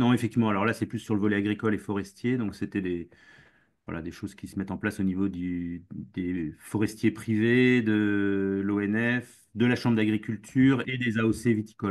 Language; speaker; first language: French; native; French